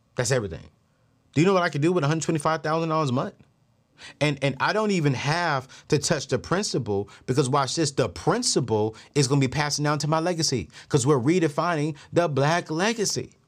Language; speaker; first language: English; native; English